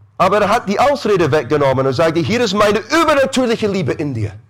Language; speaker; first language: German; non-native, fluent; English